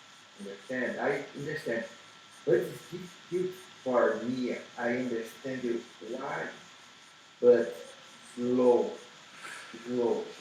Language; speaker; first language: English; non-native, learner; Portuguese